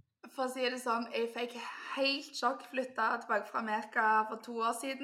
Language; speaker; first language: Norwegian; native; Norwegian